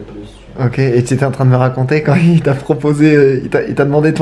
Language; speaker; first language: French; native; French